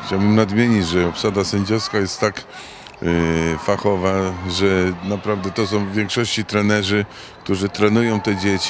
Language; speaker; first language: Polish; native; Polish